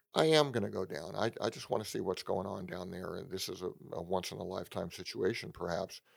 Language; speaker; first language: English; native; English